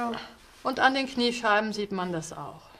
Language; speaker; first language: German; native; German